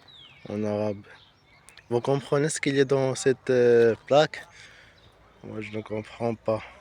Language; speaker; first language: French; non-native, learner; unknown